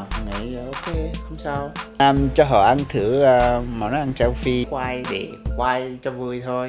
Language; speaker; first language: Vietnamese; non-native, fluent; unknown